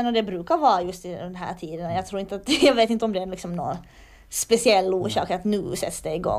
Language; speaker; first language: Swedish; native; Swedish